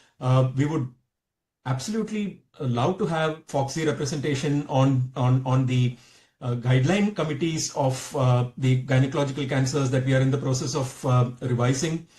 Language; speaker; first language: English; non-native, local second language; Tamil